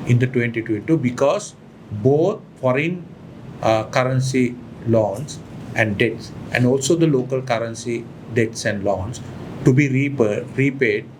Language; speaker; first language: English; non-native, local second language; Sinhala